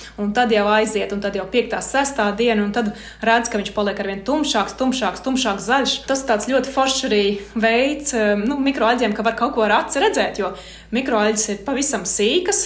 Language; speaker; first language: Latvian; native; Latvian